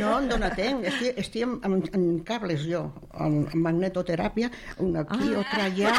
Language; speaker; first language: Catalan; non-native, local second language; Spanish